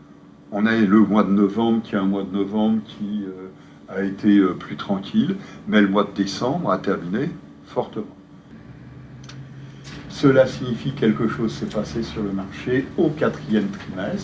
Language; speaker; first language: French; native; French